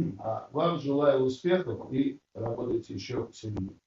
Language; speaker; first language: Russian; non-native, local second language; Uzbek